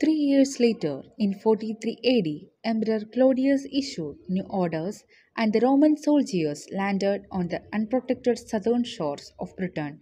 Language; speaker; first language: English; non-native, local second language; Malayalam